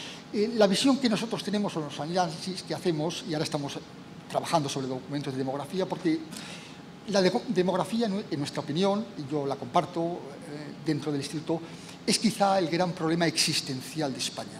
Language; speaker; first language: Spanish; native; Spanish